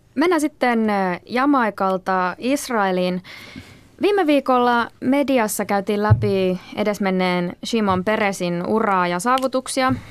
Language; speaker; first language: Finnish; native; Finnish